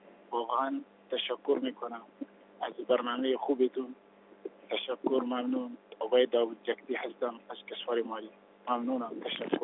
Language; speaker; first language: Persian; non-native, fluent; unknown